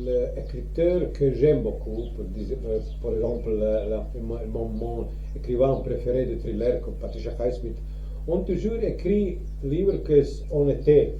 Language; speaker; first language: French; non-native, learner; Croatian